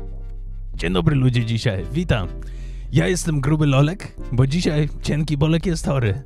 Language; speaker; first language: Polish; early bilingual, heritage; English